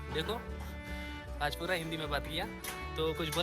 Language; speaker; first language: Hindi; non-native, local second language; Bangla